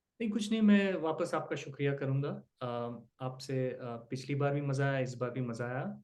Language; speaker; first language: Hindi; non-native, local second language; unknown